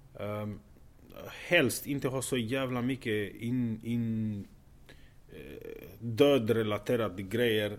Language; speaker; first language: Swedish; non-native, fluent; Romanian